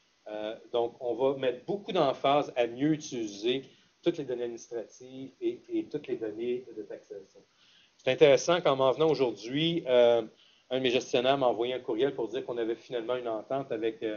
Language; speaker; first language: French; native; French